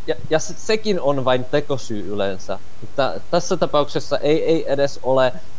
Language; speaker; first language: Finnish; non-native, fluent; Czech